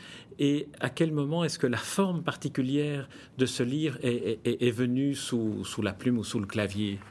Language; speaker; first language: French; native; French